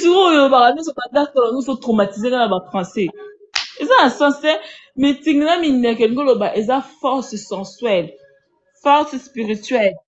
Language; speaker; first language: French; non-native, local second language; Lingala